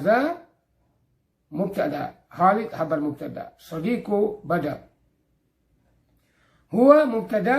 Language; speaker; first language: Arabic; non-native, fluent; Indonesian